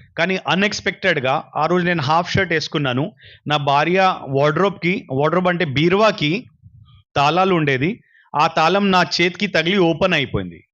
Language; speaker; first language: Telugu; non-native, local second language; Urdu